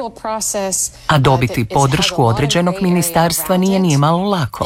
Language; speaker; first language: Croatian; non-native, fluent; English